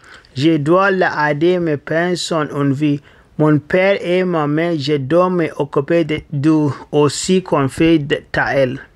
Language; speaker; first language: French; non-native, learner; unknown